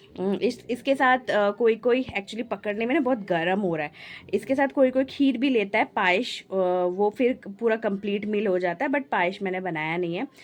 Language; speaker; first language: Hindi; non-native, local second language; Bangla